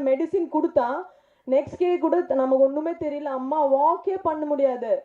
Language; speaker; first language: Tamil; non-native, fluent; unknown